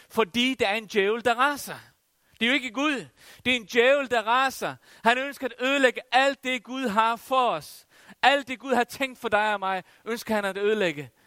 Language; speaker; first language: Danish; non-native, local second language; Faroese